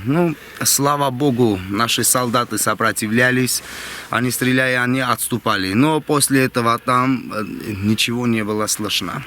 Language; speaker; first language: Russian; non-native, local second language; Armenian